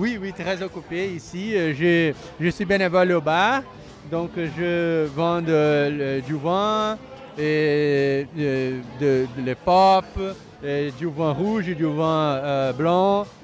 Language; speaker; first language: French; non-native, local second language; English